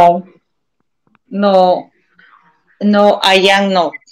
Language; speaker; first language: English; non-native, learner; Spanish